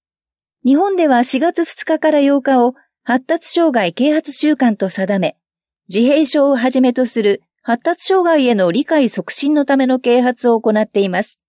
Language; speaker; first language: Japanese; native; Japanese